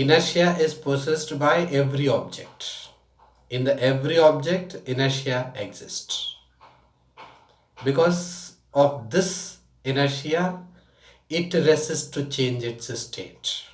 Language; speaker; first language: English; non-native, local second language; Tamil